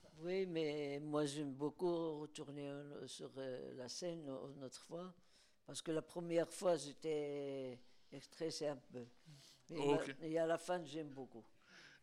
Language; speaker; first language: French; non-native, learner; Spanish